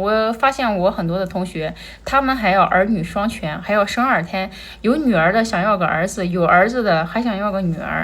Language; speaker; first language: Chinese; native; Chinese